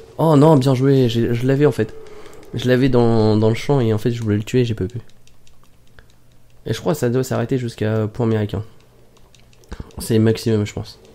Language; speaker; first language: French; native; French